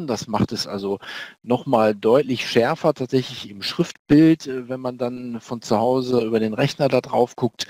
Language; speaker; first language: German; native; German